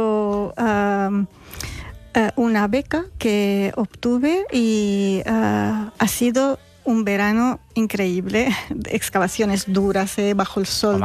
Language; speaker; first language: Spanish; non-native, fluent; Arabic